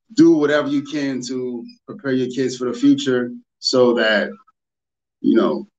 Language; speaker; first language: English; native; English